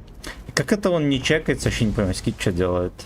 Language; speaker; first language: Russian; native; Russian